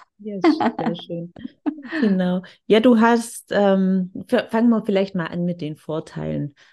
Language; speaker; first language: German; native; German